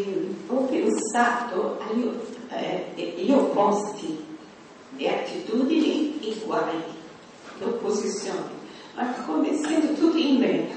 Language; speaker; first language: Italian; non-native, fluent; Portuguese